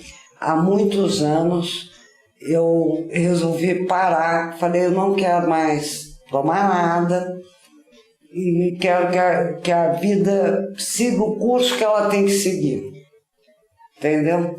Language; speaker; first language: Portuguese; native; Portuguese